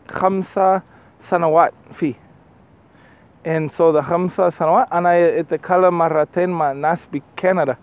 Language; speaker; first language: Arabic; non-native, learner; English